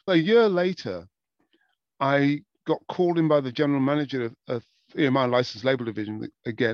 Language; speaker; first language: English; native; English